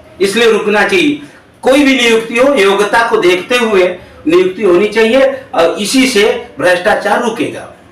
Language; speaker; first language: Hindi; native; Hindi